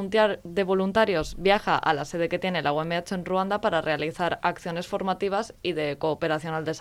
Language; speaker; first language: Spanish; native; Spanish